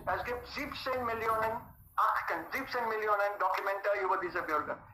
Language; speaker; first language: German; non-native, fluent; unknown